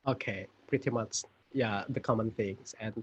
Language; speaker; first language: English; non-native, fluent; Indonesian